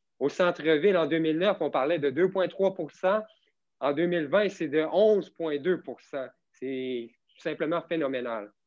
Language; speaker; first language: French; native; French